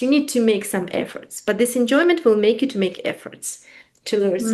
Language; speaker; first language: English; non-native, fluent; Russian